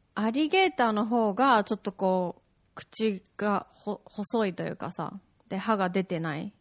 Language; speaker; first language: Japanese; native; Japanese